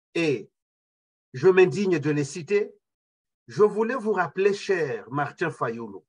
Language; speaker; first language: French; non-native, local second language; Kinyarwanda